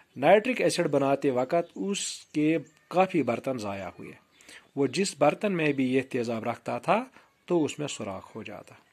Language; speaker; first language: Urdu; non-native, local second language; Kashmiri